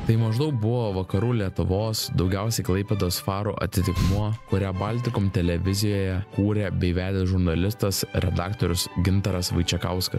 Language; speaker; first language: Lithuanian; native; Lithuanian